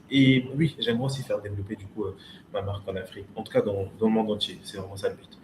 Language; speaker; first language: French; early bilingual, other home language; Lingala